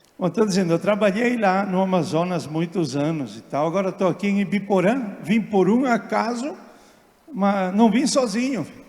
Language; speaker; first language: Portuguese; non-native, fluent; Italian